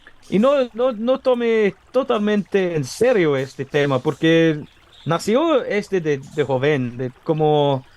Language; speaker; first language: Spanish; non-native, learner; English